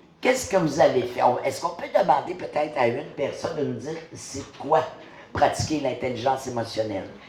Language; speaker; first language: French; native; French